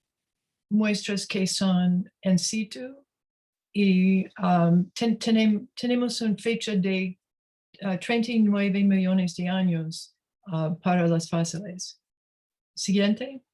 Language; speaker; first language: Spanish; non-native, learner; English